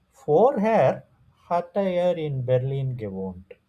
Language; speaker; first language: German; non-native, fluent; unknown